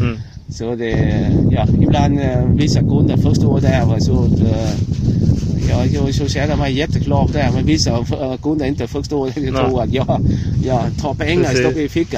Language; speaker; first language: Swedish; non-native, learner; Vietnamese